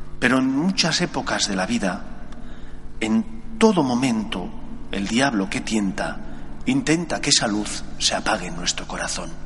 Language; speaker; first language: Spanish; native; Spanish